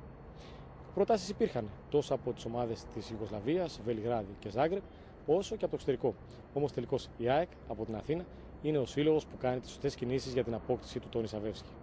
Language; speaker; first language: Greek; native; Greek